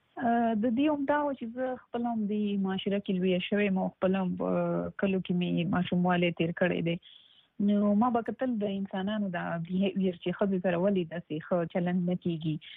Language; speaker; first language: Pashto; native; Pashto